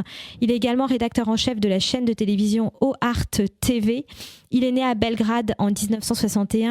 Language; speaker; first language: French; native; French